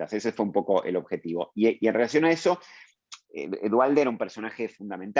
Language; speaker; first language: Spanish; native; Spanish